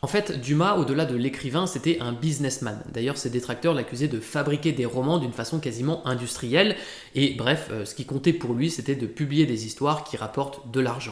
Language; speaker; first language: French; native; French